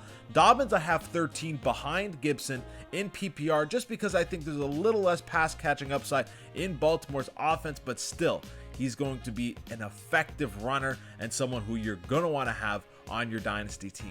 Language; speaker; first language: English; native; English